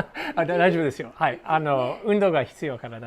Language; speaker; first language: Japanese; non-native, learner; English